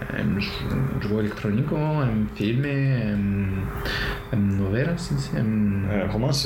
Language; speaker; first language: Portuguese; non-native, learner; French